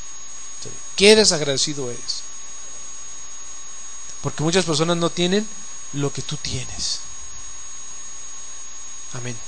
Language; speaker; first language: Spanish; native; Spanish